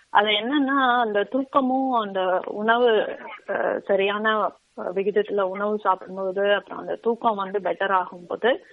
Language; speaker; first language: Tamil; native; Tamil